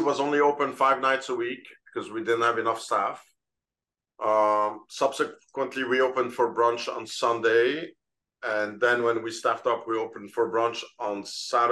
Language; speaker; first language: English; non-native, fluent; Arabic